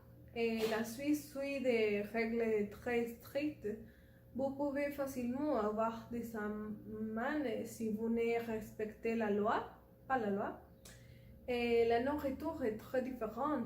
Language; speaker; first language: French; non-native, learner; Spanish